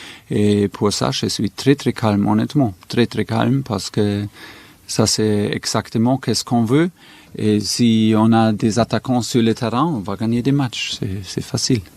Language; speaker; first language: French; non-native, fluent; German